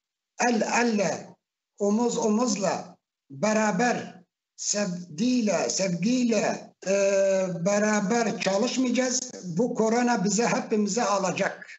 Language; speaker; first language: Turkish; non-native, fluent; Arabic